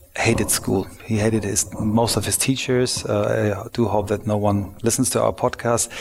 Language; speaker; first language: English; non-native, fluent; German